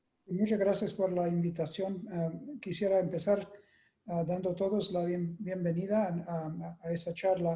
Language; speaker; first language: Spanish; non-native, fluent; English